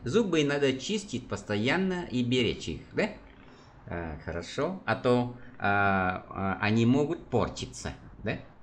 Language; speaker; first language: Russian; non-native, fluent; Vietnamese